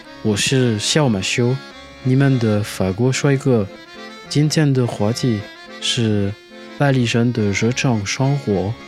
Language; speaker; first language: Chinese; non-native, learner; French